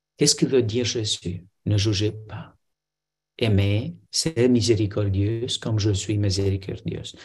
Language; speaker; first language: French; non-native, fluent; Romanian